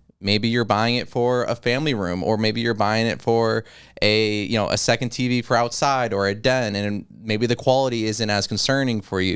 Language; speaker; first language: English; native; English